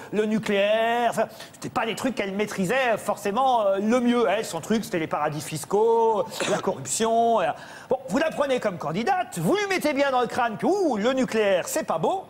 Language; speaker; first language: French; native; French